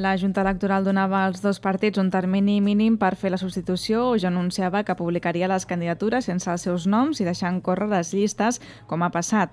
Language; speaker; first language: Catalan; native; Catalan